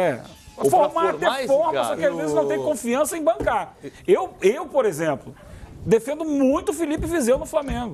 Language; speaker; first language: Portuguese; native; Portuguese